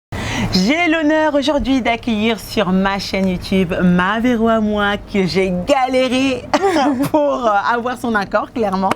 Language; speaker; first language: French; native; French